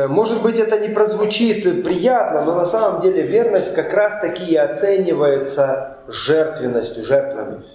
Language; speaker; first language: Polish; non-native, learner; Russian